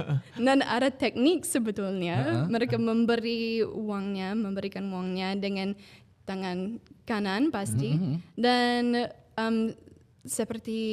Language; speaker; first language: Indonesian; non-native, fluent; English